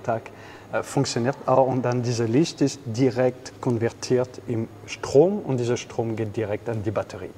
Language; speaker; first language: German; non-native, fluent; French